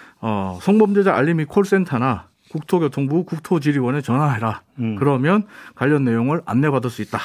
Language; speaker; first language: Korean; native; Korean